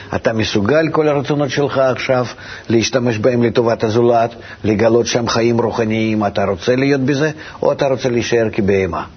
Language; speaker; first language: Hebrew; non-native, fluent; Russian